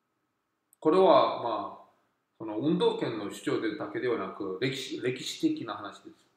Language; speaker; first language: Japanese; non-native, fluent; Korean